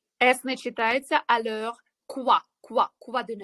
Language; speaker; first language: French; non-native, fluent; Ukrainian